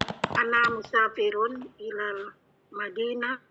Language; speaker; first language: Arabic; non-native, learner; Indonesian